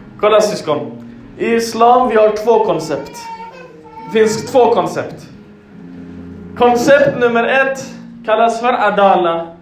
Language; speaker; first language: Swedish; non-native, fluent; Arabic